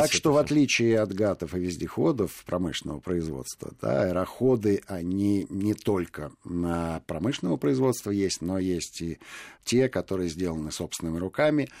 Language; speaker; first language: Russian; native; Russian